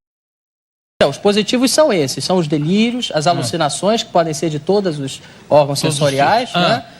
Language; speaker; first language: Portuguese; native; Portuguese